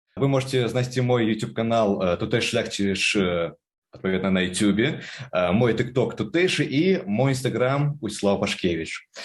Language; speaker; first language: Belarusian; non-native, local second language; Russian